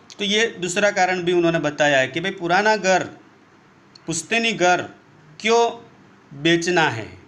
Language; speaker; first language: Hindi; non-native, local second language; Gujarati